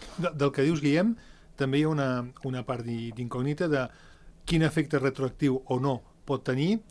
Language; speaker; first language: Catalan; native; Catalan